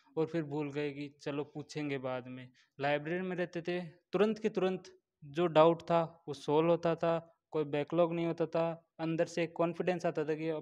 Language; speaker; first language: Hindi; native; Hindi